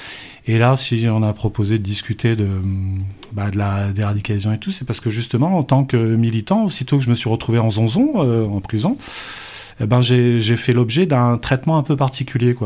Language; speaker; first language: French; native; French